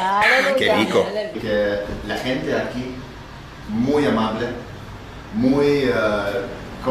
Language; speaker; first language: Spanish; non-native, learner; English